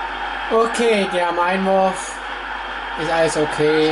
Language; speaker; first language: German; non-native, fluent; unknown